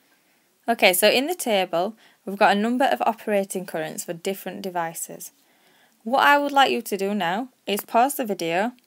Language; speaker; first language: English; native; English